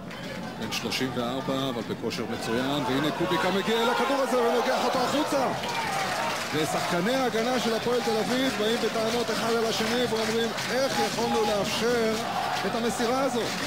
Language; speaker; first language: Hebrew; native; Hebrew